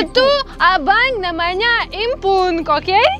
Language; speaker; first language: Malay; non-native, learner; Russian